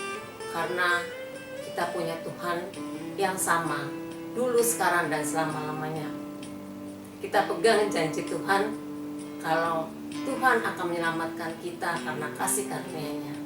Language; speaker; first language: Indonesian; native; Indonesian